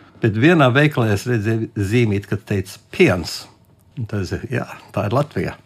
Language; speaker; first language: Latvian; early bilingual, heritage; Latvian